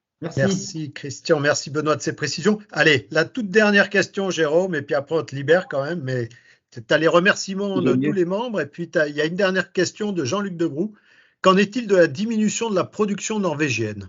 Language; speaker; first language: French; native; French